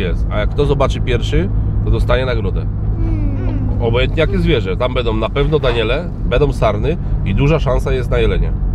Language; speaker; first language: Polish; native; Polish